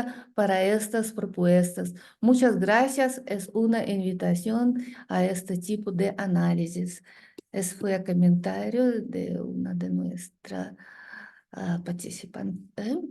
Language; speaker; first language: Spanish; non-native, learner; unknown